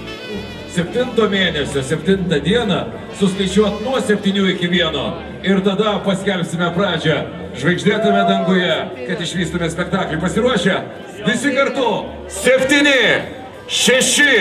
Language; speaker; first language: Lithuanian; native; Lithuanian